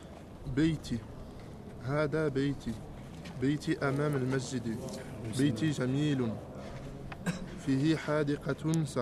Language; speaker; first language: Arabic; non-native, learner; French